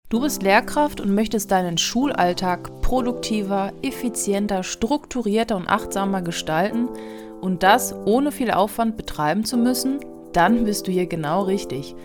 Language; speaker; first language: German; native; German